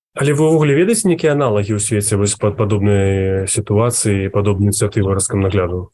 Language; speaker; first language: Belarusian; native; Belarusian